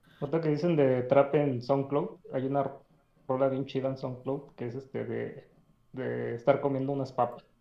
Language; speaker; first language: Spanish; native; Spanish